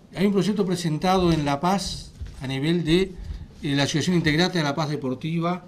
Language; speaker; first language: Spanish; native; Spanish